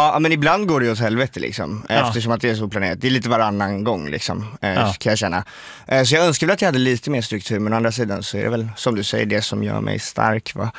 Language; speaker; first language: Swedish; native; Swedish